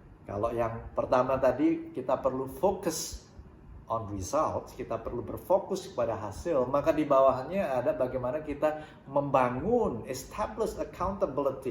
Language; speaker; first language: Indonesian; native; Indonesian